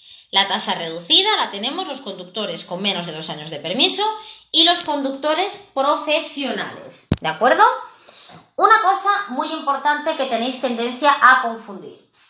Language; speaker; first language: Spanish; native; Spanish